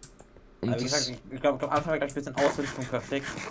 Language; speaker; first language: German; native; German